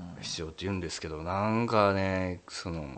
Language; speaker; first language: Japanese; native; Japanese